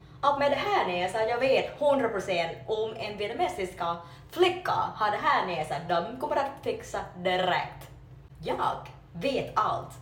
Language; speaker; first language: Swedish; non-native, learner; Vietnamese